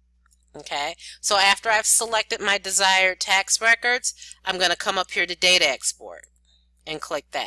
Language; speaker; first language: English; native; English